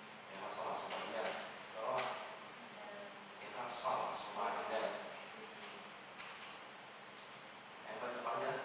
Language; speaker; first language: Chinese; non-native, fluent; Vietnamese